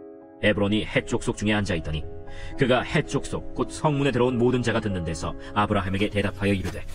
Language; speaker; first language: Korean; native; Korean